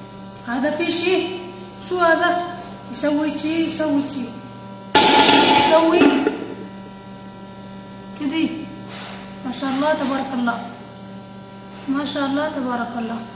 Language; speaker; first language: Arabic; non-native, learner; Amharic